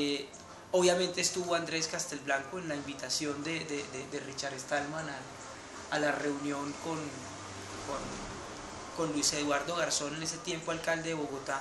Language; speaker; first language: Spanish; native; Spanish